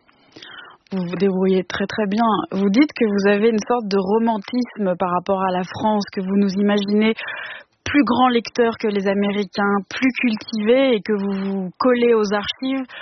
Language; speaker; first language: French; native; French